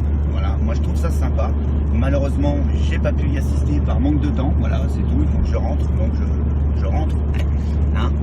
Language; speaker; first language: French; native; French